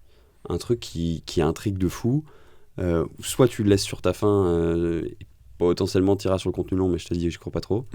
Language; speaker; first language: French; native; French